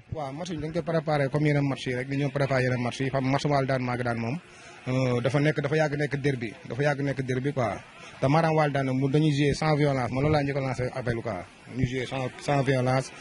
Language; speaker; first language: Wolof; native; Wolof